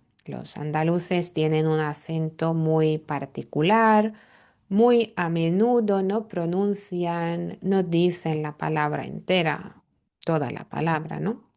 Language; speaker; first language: Spanish; non-native, fluent; Lithuanian